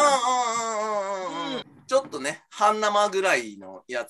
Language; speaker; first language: Japanese; native; Japanese